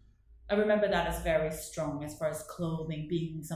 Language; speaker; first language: English; non-native, fluent; Norwegian